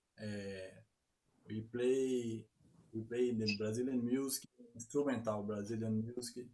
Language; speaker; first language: English; non-native, learner; Portuguese